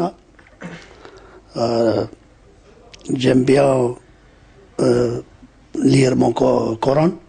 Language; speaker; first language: French; non-native, learner; Punjabi